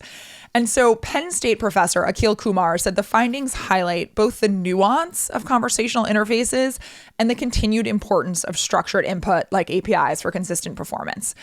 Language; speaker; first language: English; native; English